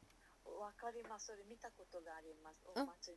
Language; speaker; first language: Japanese; non-native, learner; Nepali